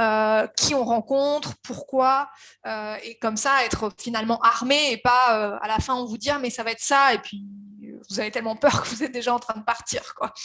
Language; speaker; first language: French; native; French